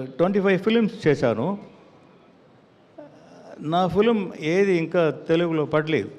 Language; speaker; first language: Telugu; non-native, learner; Tamil